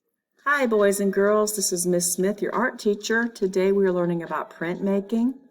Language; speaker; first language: English; native; English